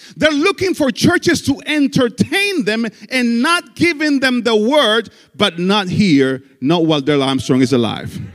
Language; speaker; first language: English; non-native, fluent; Spanish